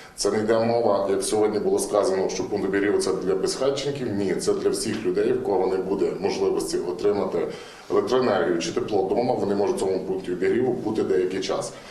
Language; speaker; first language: Ukrainian; native; Ukrainian